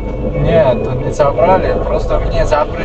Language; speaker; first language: Russian; non-native, learner; Uzbek